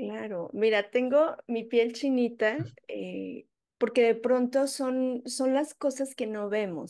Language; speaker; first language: Spanish; native; Spanish